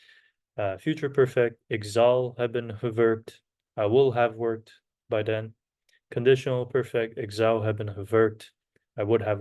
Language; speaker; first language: Dutch; non-native, learner; Korean